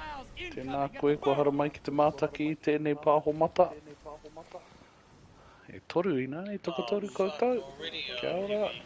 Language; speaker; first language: Māori; non-native, local second language; English